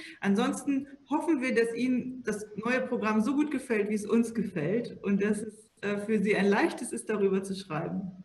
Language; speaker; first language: German; native; German